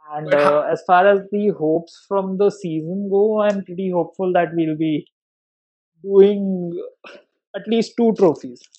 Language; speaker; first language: English; non-native, local second language; Hindi